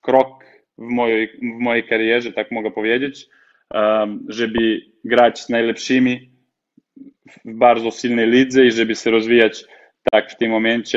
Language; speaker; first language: Polish; non-native, fluent; Serbian